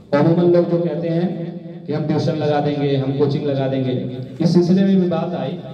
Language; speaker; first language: Urdu; native; Urdu